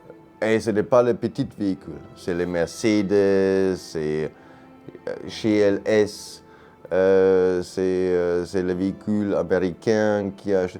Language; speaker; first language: French; non-native, fluent; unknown